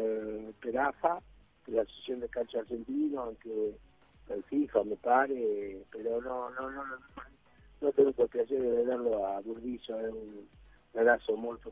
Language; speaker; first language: Italian; non-native, fluent; Spanish